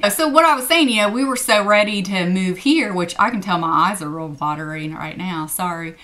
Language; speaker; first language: English; native; English